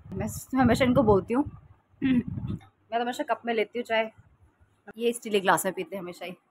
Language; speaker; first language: Hindi; non-native, local second language; Marathi